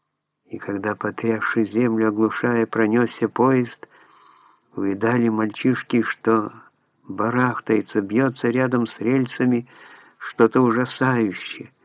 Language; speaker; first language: Russian; native; Russian